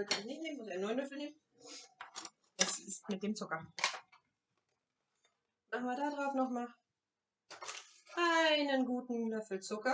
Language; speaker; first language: German; non-native, fluent; French